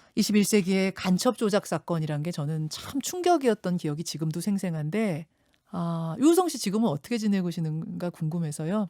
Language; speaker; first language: Korean; native; Korean